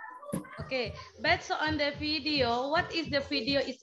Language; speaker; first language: English; non-native, learner; Indonesian